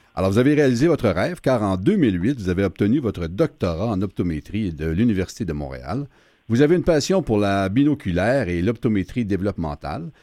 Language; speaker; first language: French; native; French